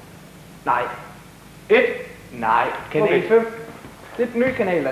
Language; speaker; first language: Danish; native; Danish